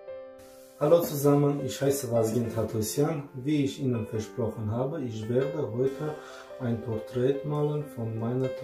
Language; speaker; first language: German; non-native, learner; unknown